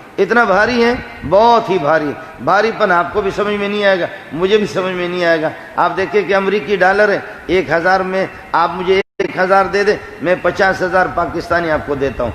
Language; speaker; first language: Urdu; non-native, local second language; Baluchi